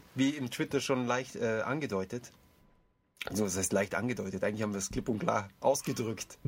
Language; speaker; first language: German; early bilingual, other home language; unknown